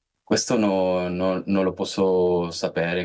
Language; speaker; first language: Italian; non-native, fluent; Spanish